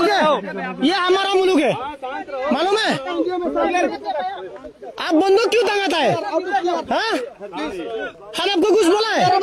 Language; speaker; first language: Hindi; non-native, learner; Bangla